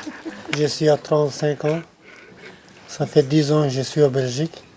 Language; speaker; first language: French; non-native, fluent; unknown